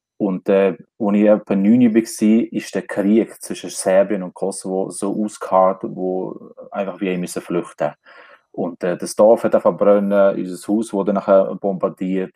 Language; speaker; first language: German; non-native, fluent; Albanian